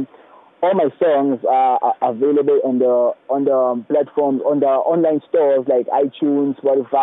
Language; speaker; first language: English; non-native, local second language; Zulu